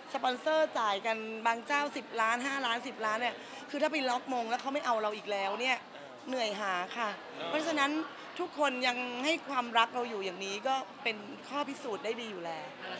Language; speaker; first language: Thai; native; Thai